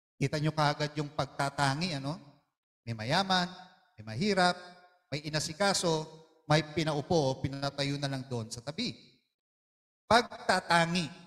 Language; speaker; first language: Filipino; non-native, local second language; Iloko